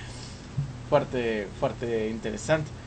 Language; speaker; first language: Romanian; non-native, learner; Portuguese